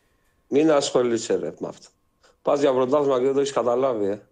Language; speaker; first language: Greek; native; Greek